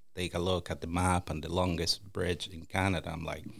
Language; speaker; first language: English; non-native, fluent; Spanish